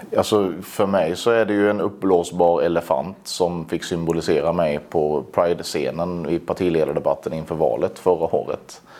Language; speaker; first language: Swedish; native; Swedish